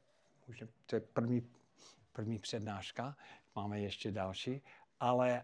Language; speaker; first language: Czech; non-native, fluent; English